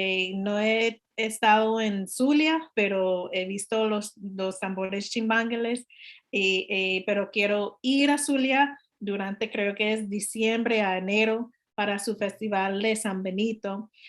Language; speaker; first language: Spanish; non-native, learner; English